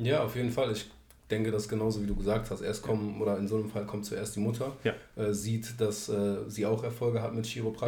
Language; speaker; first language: German; native; German